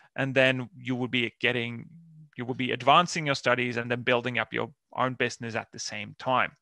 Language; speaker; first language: English; non-native, fluent; Finnish